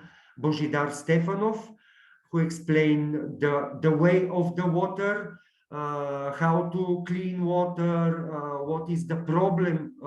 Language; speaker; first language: English; non-native, learner; Bulgarian